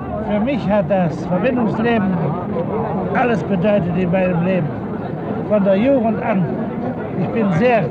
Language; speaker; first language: German; native; German